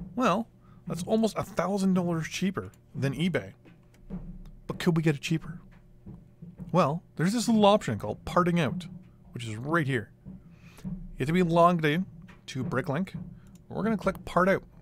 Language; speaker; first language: English; native; English